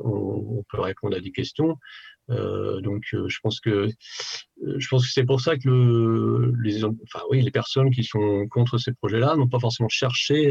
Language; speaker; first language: French; native; French